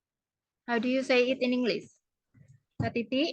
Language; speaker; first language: English; non-native, fluent; Indonesian